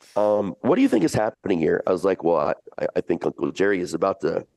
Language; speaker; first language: English; early bilingual, other home language; Italian